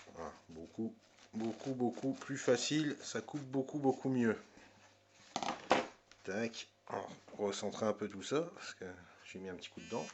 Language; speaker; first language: French; native; French